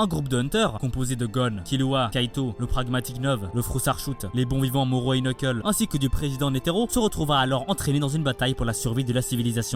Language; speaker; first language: French; native; French